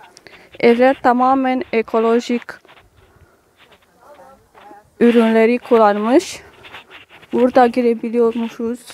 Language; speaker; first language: Turkish; non-native, learner; Romanian